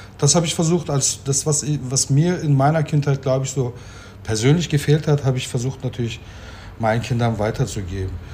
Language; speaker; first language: German; early bilingual, other home language; Turkish